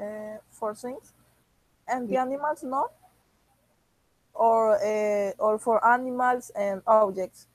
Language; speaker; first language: English; non-native, learner; Spanish